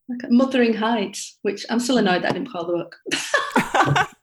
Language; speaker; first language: English; native; English